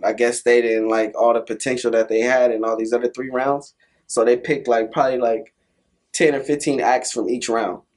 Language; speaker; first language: English; native; English